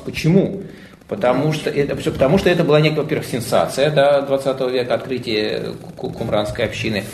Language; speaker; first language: Russian; native; Russian